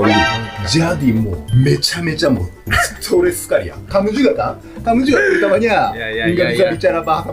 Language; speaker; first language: Indonesian; non-native, fluent; Japanese